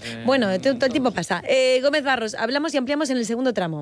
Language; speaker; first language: Spanish; native; Spanish